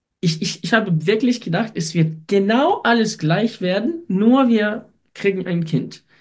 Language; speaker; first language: German; non-native, fluent; Russian